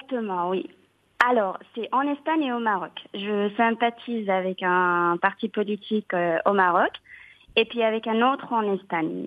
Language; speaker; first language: French; non-native, local second language; Arabic